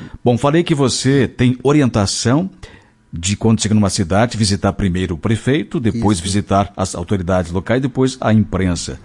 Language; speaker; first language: Portuguese; native; Portuguese